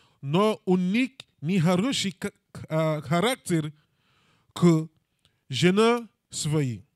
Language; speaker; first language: Russian; non-native, learner; English